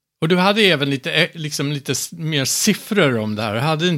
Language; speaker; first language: Swedish; non-native, fluent; English